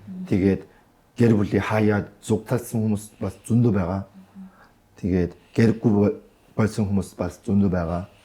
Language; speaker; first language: Mongolian; non-native, fluent; Korean